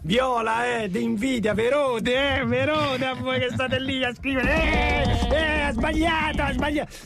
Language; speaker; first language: Italian; native; Italian